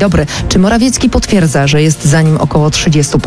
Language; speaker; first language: Polish; native; Polish